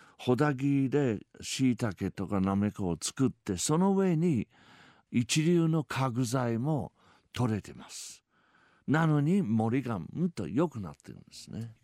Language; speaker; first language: Japanese; non-native, fluent; English